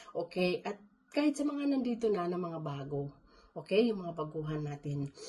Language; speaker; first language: Filipino; non-native, local second language; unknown